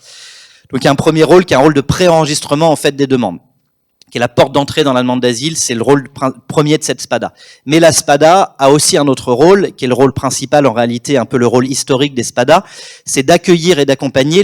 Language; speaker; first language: French; native; French